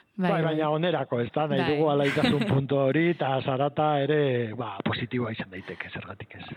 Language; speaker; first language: Basque; native; Basque